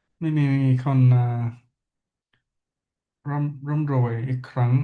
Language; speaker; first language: Thai; non-native, learner; English